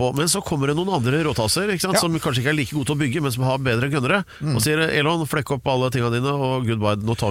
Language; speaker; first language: Norwegian; native; Norwegian